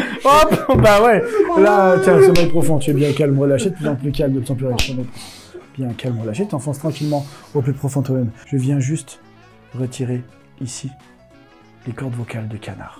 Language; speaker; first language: French; native; French